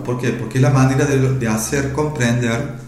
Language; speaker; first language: Spanish; native; Spanish